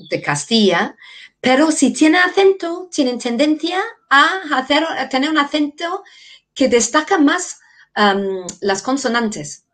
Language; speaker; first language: Spanish; non-native, fluent; English